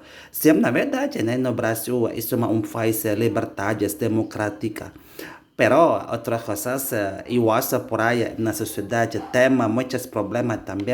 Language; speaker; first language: Portuguese; non-native, learner; Indonesian